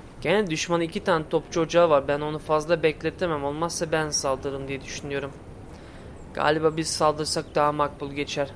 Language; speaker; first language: Turkish; early bilingual, heritage; Turkish